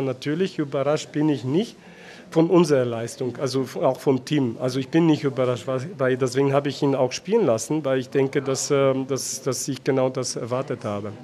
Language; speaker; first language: German; non-native, fluent; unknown